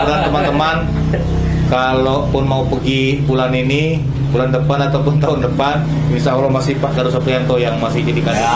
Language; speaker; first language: Malay; native; Malay